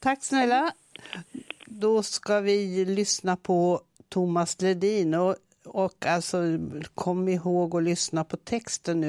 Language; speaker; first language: Swedish; native; Swedish